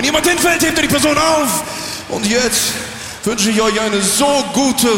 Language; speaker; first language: German; native; German